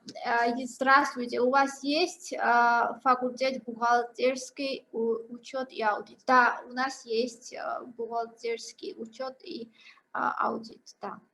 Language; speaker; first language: Russian; non-native, fluent; Georgian